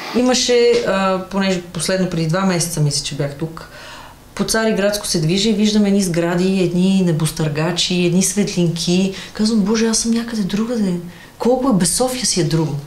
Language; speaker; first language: Bulgarian; early bilingual, other home language; Russian